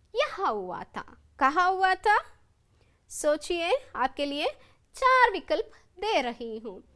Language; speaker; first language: Hindi; non-native, local second language; Kannada